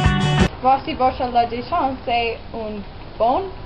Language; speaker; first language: French; non-native, learner; English